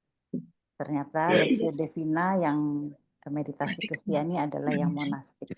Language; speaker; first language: Indonesian; native; Indonesian